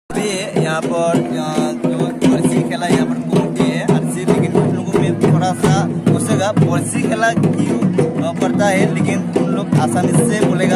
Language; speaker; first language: Hindi; non-native, local second language; Assamese